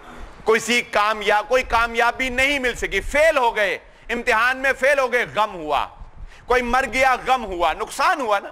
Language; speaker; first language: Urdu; non-native, local second language; Punjabi